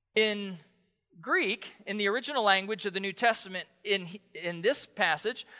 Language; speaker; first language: English; native; English